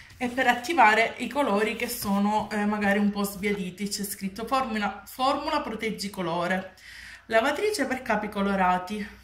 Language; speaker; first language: Italian; native; Italian